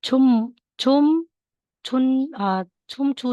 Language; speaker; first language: Korean; non-native, learner; Filipino